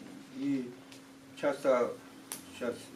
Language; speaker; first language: Russian; non-native, fluent; Georgian